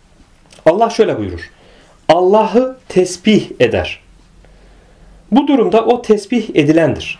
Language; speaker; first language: Turkish; native; Turkish